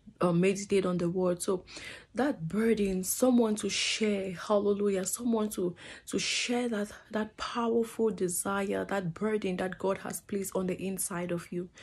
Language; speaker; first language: English; non-native, fluent; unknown